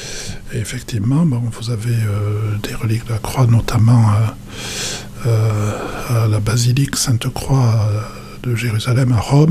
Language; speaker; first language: French; native; French